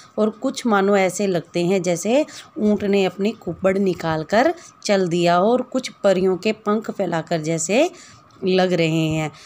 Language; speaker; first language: Hindi; native; Hindi